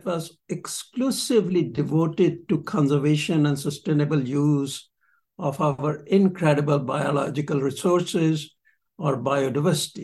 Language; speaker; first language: English; non-native, local second language; Punjabi